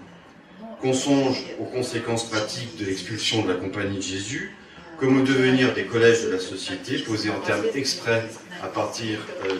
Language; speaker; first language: French; native; French